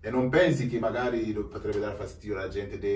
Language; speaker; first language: Italian; native; Italian